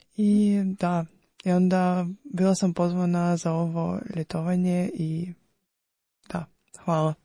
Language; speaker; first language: Croatian; non-native, fluent; Ukrainian